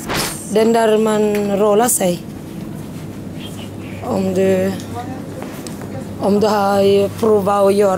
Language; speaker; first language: Swedish; non-native, learner; Filipino